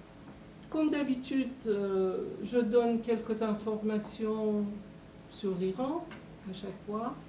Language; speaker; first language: French; non-native, fluent; Persian